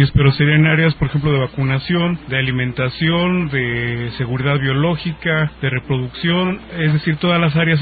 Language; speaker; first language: Spanish; native; Spanish